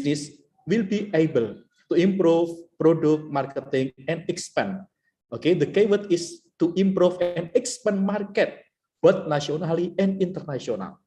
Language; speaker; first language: English; non-native, learner; Indonesian